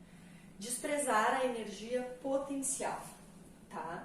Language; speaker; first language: Portuguese; native; Portuguese